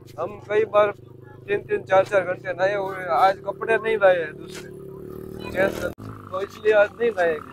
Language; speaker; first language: Hindi; non-native, local second language; Gujarati